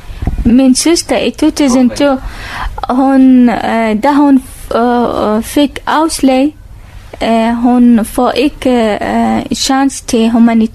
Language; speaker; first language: Danish; non-native, learner; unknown